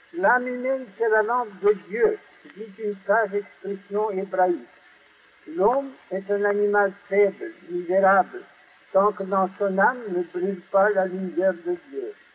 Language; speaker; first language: French; non-native, fluent; Russian